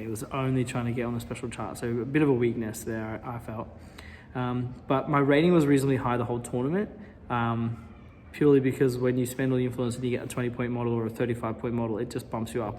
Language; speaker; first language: English; native; English